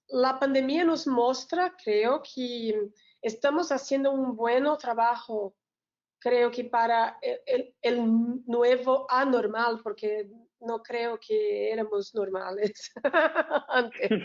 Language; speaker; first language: Spanish; non-native, learner; Portuguese